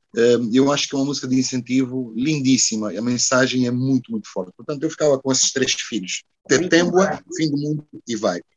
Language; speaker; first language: Portuguese; native; Portuguese